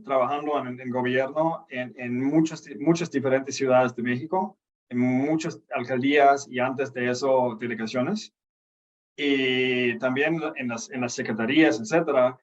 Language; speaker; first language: Spanish; non-native, fluent; Danish